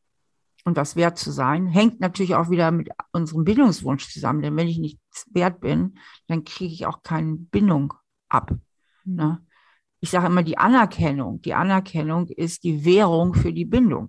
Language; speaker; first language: German; native; German